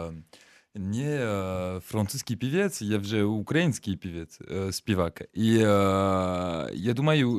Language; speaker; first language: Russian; non-native, learner; French